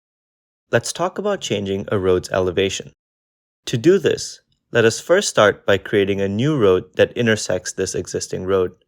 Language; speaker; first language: English; native; English